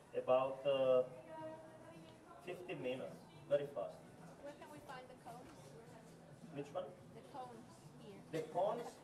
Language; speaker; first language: English; non-native, learner; Italian